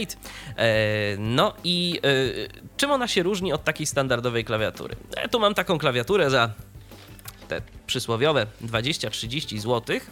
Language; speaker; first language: Polish; native; Polish